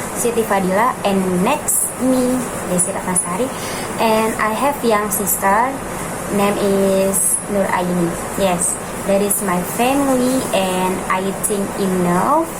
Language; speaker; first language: English; non-native, learner; Indonesian